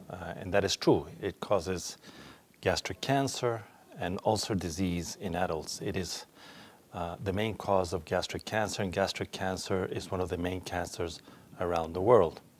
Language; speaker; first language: English; non-native, fluent; Spanish